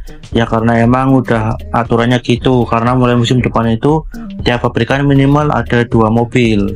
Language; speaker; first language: Indonesian; native; Indonesian